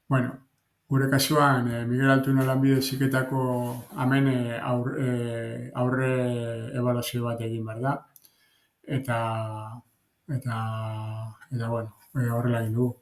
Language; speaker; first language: Basque; native; Basque